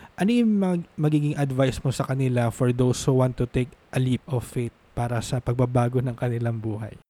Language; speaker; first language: Filipino; native; Filipino